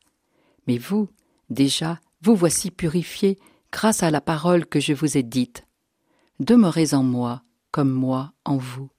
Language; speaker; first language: French; native; French